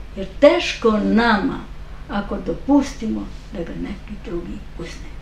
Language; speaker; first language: Serbian; native; Serbian